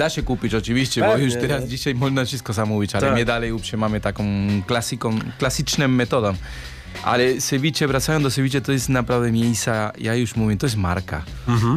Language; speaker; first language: Polish; non-native, learner; Spanish